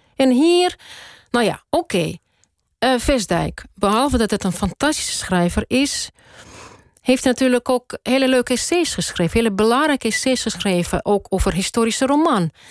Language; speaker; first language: Dutch; non-native, fluent; Russian